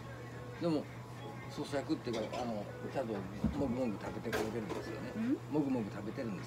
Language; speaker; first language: Japanese; native; Japanese